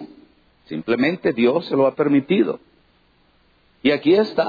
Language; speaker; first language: Spanish; native; Spanish